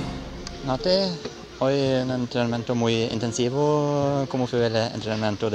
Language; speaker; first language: Spanish; non-native, learner; Norwegian